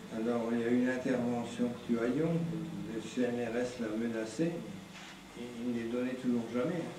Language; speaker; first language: French; native; French